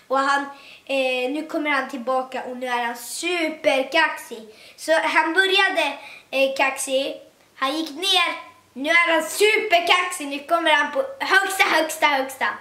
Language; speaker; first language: Swedish; early bilingual, other home language; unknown